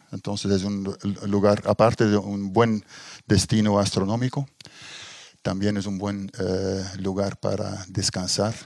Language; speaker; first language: Spanish; non-native, fluent; Dutch